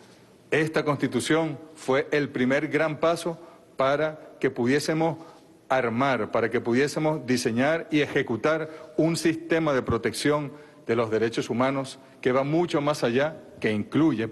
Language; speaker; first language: Spanish; native; Spanish